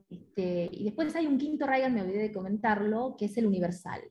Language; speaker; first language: Spanish; native; Spanish